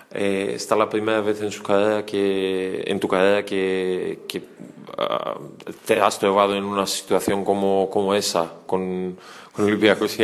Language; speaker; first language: Spanish; non-native, learner; Greek